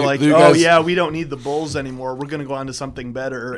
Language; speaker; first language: English; native; English